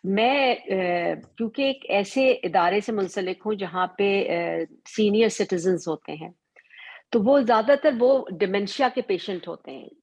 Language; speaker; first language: Urdu; native; Urdu